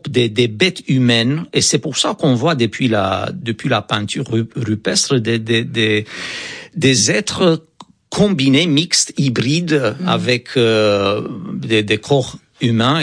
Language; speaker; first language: French; non-native, fluent; Romanian